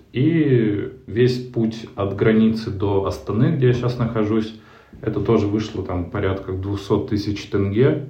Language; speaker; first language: Russian; native; Russian